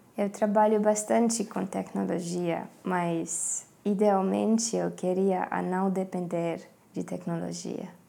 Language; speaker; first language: Portuguese; non-native, fluent; Estonian